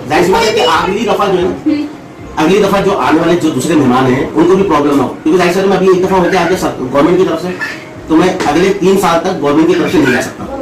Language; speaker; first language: Urdu; native; Urdu